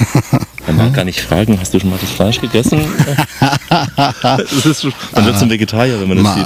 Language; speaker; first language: German; native; German